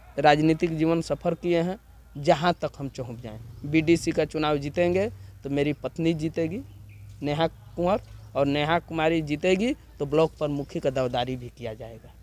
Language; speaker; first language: Hindi; non-native, local second language; Bhojpuri